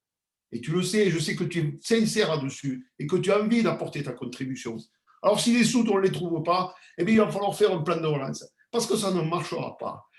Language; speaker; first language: French; native; French